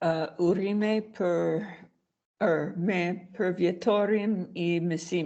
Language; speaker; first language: Albanian; non-native, learner; English